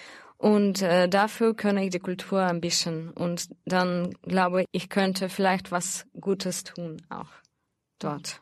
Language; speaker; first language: German; non-native, fluent; Russian